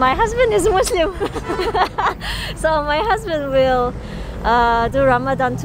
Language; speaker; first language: English; non-native, learner; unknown